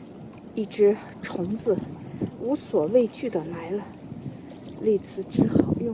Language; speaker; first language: Chinese; native; Chinese